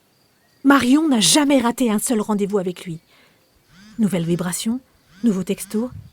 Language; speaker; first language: French; native; French